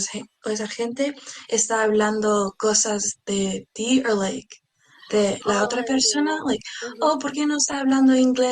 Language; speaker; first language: Spanish; non-native, learner; English